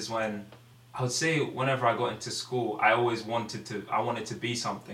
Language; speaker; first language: English; native; English